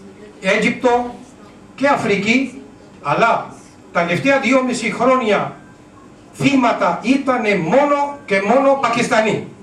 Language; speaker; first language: Greek; non-native, learner; Urdu